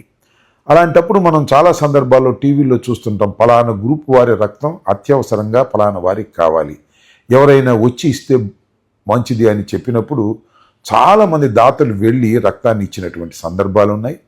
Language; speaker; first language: Telugu; native; Telugu